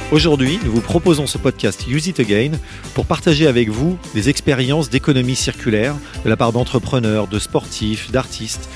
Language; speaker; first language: French; native; French